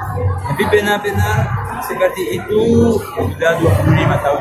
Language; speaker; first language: Indonesian; non-native, fluent; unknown